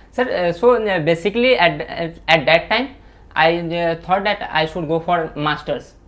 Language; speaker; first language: Hindi; native; Hindi